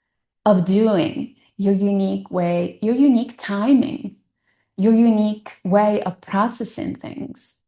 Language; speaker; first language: English; non-native, fluent; Italian